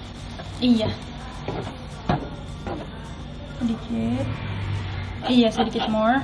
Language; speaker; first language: Indonesian; non-native, learner; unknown